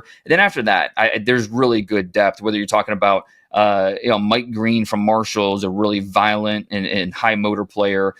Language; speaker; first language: English; native; English